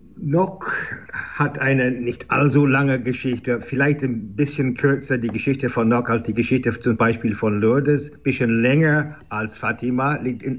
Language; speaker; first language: German; non-native, fluent; English